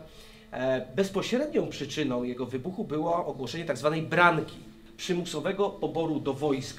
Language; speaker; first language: Polish; native; Polish